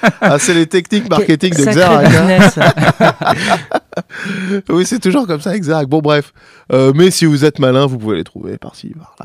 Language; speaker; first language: French; native; French